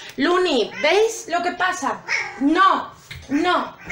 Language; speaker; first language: Spanish; native; Spanish